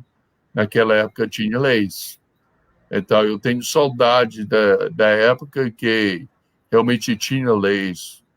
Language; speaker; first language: Portuguese; non-native, fluent; English